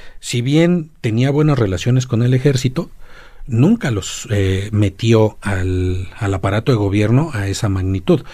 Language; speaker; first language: Spanish; native; Spanish